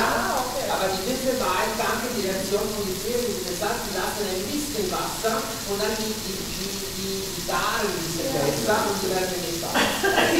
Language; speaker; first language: German; non-native, fluent; Italian